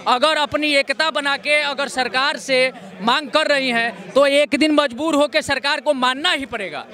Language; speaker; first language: Hindi; native; Hindi